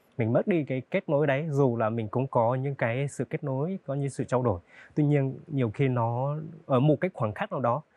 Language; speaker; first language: Vietnamese; non-native, local second language; Hmong